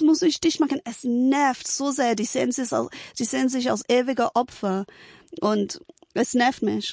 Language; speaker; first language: German; non-native, fluent; English